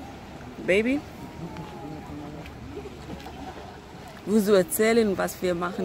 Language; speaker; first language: German; non-native, learner; English